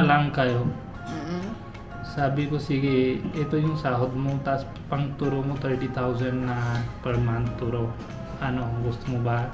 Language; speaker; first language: Filipino; non-native, learner; Hindi